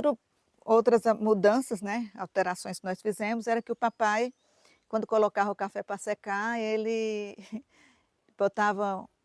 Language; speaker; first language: Portuguese; native; Portuguese